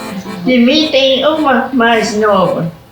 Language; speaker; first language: Portuguese; non-native, local second language; German